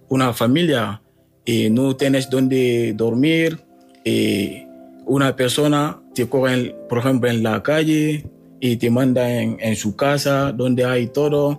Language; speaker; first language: Spanish; non-native, learner; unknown